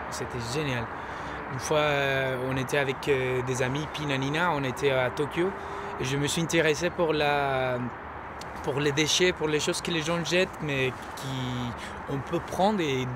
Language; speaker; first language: French; non-native, fluent; Spanish